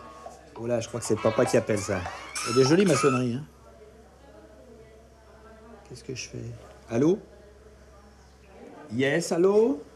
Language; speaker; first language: French; native; French